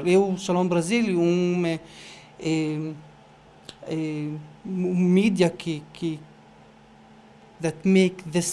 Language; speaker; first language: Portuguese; non-native, fluent; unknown